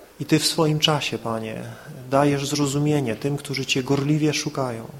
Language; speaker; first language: Polish; native; Polish